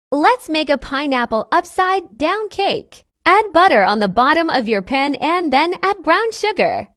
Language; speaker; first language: English; native; English